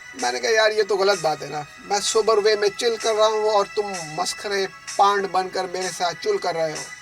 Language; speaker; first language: Urdu; native; Urdu